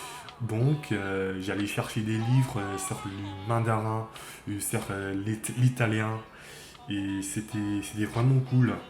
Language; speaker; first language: French; non-native, fluent; English